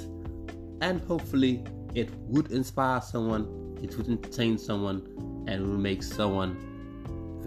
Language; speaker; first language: English; non-native, local second language; Igbo